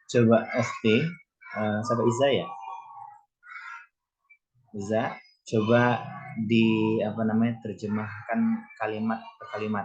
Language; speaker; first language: Indonesian; native; Indonesian